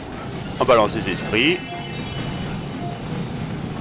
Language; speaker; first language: French; native; French